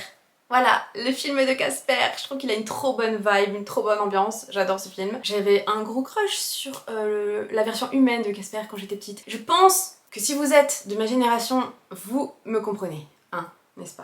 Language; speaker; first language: French; native; French